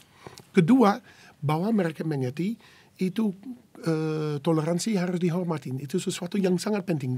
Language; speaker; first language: Indonesian; non-native, fluent; Dutch